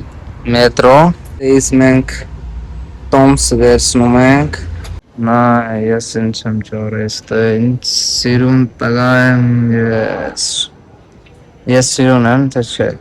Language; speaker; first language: Armenian; non-native, learner; Hindi